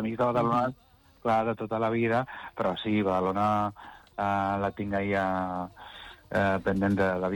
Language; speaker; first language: Catalan; non-native, local second language; Spanish